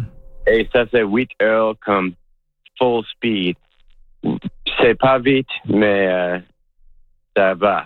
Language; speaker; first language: French; non-native, local second language; English